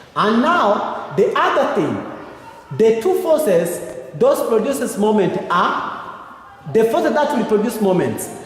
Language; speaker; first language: English; non-native, local second language; Swahili